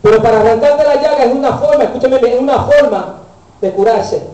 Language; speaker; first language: Spanish; early bilingual, heritage; Spanish